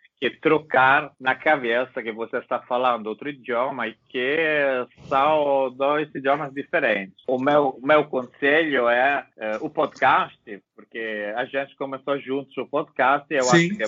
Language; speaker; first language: Portuguese; non-native, learner; Italian